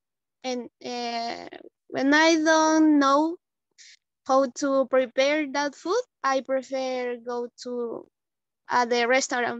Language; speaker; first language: English; non-native, learner; Spanish